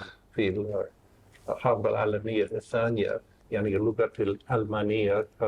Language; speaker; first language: Arabic; non-native, fluent; English